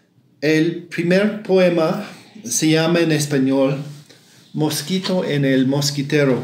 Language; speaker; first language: Spanish; non-native, fluent; English